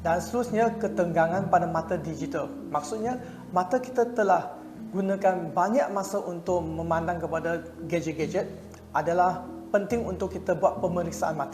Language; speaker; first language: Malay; non-native, local second language; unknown